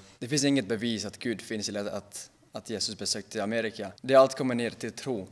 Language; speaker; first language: Swedish; non-native, local second language; Finnish